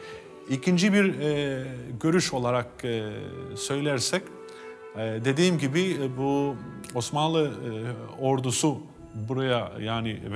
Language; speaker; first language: Turkish; non-native, fluent; Albanian